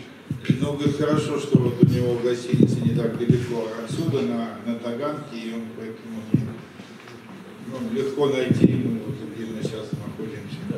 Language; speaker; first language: Russian; native; Russian